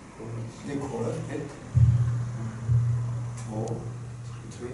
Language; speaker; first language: Swedish; non-native, learner; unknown